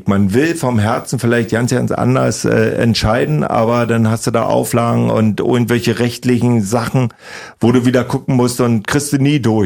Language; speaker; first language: German; native; German